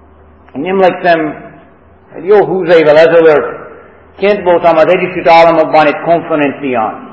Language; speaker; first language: Hungarian; non-native, fluent; English